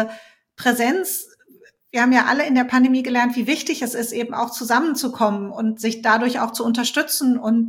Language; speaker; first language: German; native; German